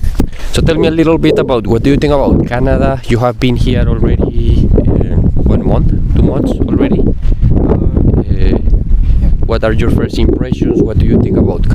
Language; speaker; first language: English; non-native, fluent; Spanish